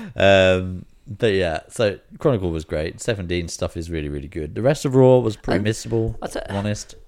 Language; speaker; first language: English; native; English